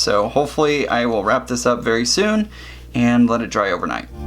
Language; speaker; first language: English; native; English